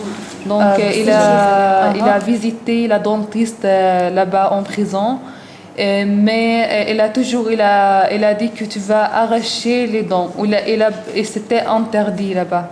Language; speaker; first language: French; non-native, learner; Arabic